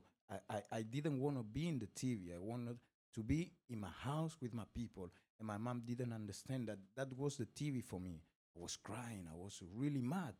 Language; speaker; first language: English; non-native, fluent; Spanish